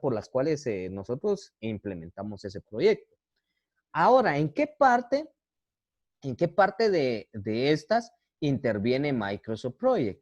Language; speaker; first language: Spanish; native; Spanish